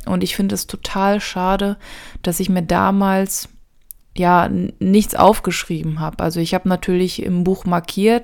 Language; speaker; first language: German; native; German